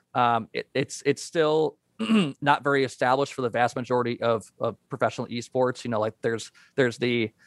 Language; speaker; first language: English; native; English